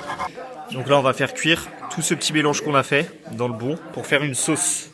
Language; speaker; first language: French; native; French